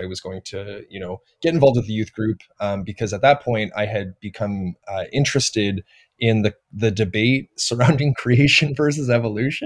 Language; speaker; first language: English; native; English